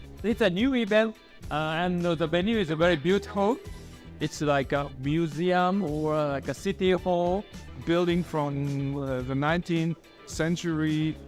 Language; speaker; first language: English; non-native, fluent; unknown